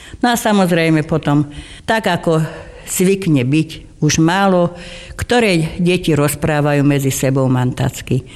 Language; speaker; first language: Slovak; non-native, local second language; German